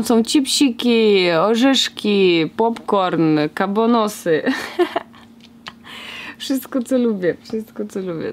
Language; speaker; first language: Polish; non-native, fluent; Russian